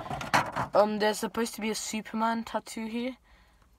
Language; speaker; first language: English; native; English